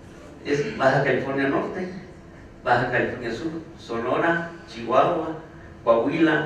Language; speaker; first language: Spanish; native; Spanish